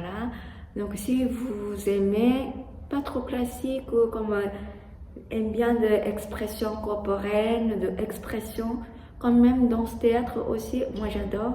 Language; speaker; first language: French; non-native, learner; Japanese